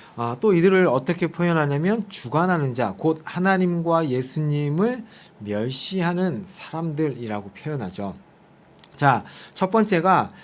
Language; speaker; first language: Korean; native; Korean